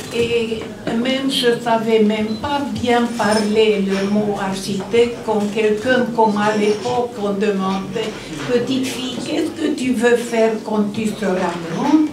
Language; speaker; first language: French; non-native, fluent; Romanian